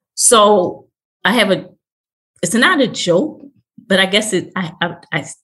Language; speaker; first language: English; native; English